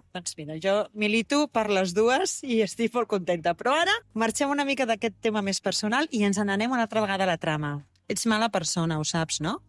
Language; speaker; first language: Catalan; native; Catalan